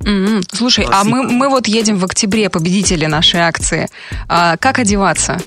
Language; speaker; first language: Russian; native; Russian